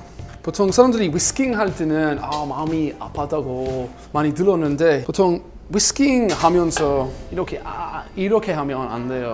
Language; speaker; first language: Korean; non-native, learner; English